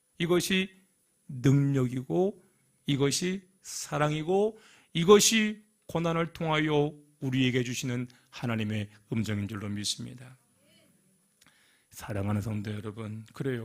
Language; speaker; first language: Korean; native; Korean